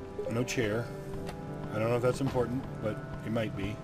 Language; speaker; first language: English; native; English